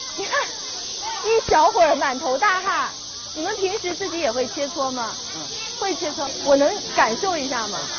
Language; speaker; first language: Chinese; native; Chinese